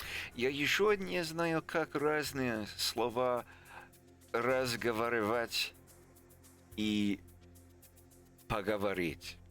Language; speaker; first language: Russian; non-native, learner; English